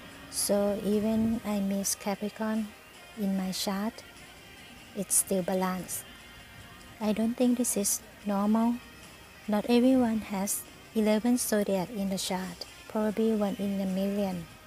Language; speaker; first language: English; non-native, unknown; Thai